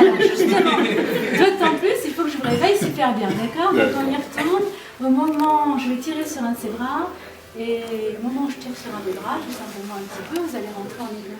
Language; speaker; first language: French; native; French